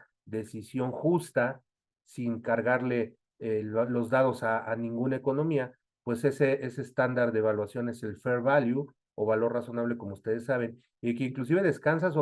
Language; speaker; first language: Spanish; native; Spanish